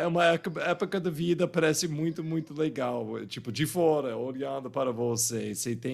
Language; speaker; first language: Portuguese; non-native, fluent; English